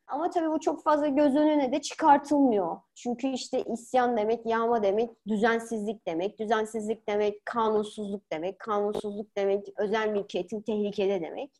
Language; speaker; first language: Turkish; native; Turkish